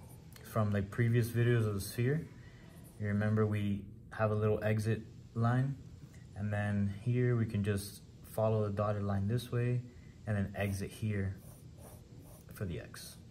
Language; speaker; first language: English; native; English